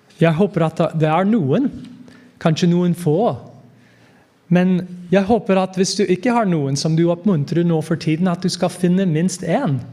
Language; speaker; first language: Norwegian; non-native, fluent; English